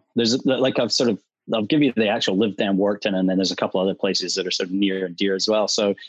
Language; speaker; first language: English; native; English